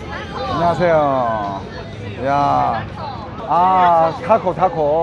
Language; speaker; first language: Korean; native; Korean